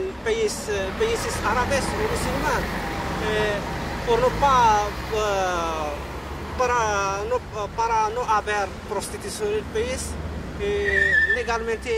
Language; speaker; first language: Spanish; non-native, learner; Arabic